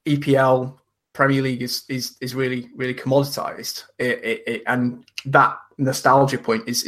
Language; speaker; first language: English; native; English